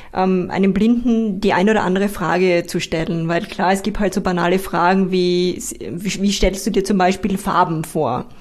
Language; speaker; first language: German; native; German